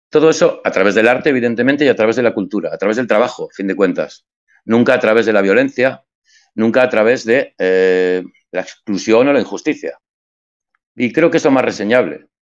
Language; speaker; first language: Spanish; native; Spanish